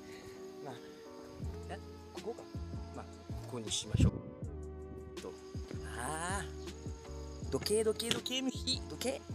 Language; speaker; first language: Japanese; non-native, fluent; French